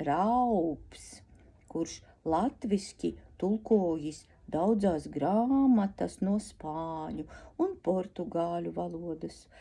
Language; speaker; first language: Latvian; non-native, local second language; Russian